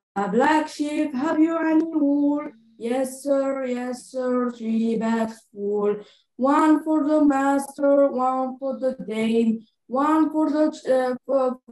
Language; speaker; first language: English; non-native, learner; Arabic